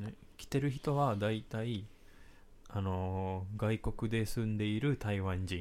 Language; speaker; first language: Japanese; non-native, fluent; Chinese